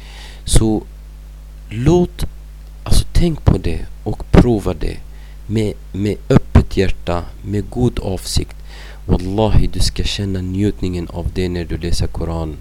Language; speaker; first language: Swedish; non-native, fluent; Arabic